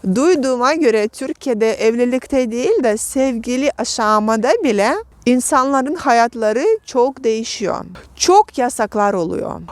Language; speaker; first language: Turkish; non-native, fluent; Russian